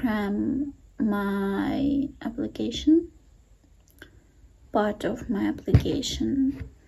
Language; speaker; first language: English; non-native, learner; Russian